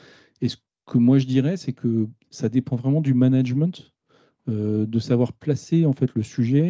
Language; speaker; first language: French; native; French